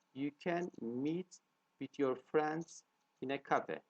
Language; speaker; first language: English; non-native, fluent; Turkish